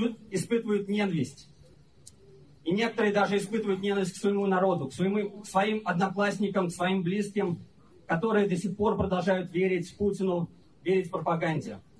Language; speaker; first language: Russian; native; Russian